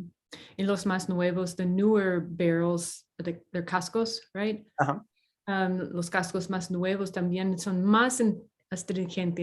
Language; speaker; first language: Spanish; non-native, fluent; English